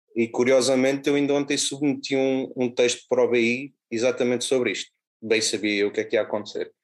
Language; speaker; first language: Portuguese; native; Portuguese